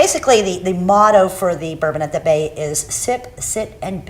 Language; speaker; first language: English; native; English